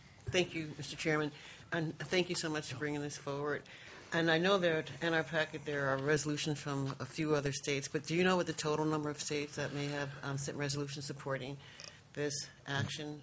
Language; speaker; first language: English; native; English